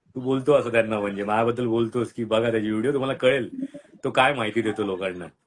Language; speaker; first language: Marathi; native; Marathi